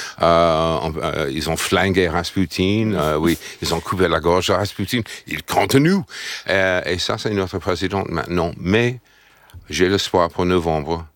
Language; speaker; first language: French; non-native, fluent; English